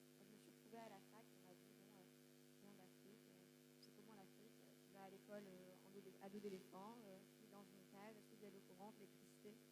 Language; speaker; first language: French; native; French